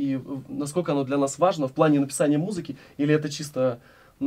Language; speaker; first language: Russian; native; Russian